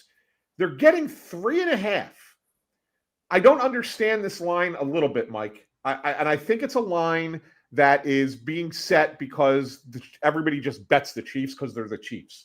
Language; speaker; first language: English; native; English